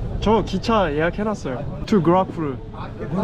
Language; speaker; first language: Korean; native; Korean